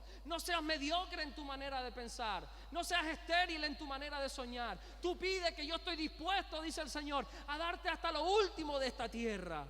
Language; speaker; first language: Spanish; native; Spanish